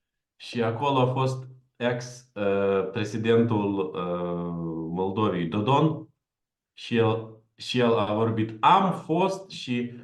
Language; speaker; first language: Romanian; non-native, learner; Ukrainian